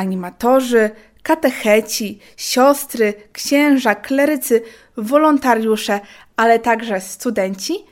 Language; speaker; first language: Polish; native; Polish